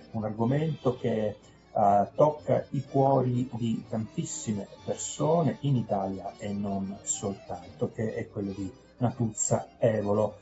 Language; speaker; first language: Italian; native; Italian